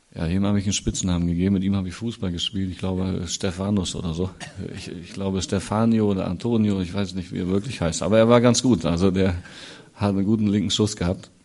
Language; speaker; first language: German; native; German